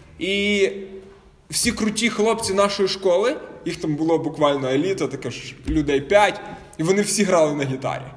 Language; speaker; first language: Ukrainian; non-native, local second language; Russian